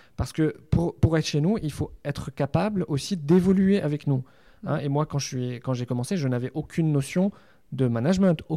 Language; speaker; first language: French; non-native, local second language; Arabic